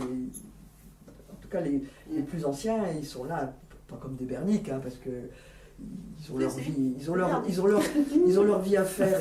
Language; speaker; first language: French; native; French